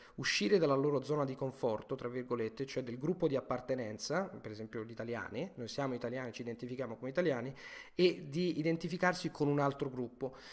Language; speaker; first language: Italian; native; Italian